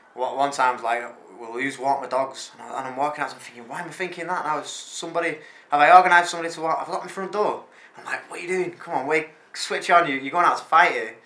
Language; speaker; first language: English; native; English